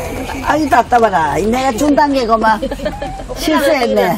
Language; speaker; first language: Korean; native; Korean